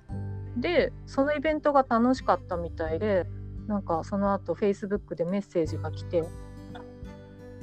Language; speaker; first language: Japanese; native; Japanese